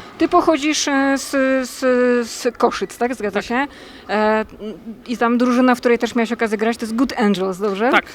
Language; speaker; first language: Polish; native; Polish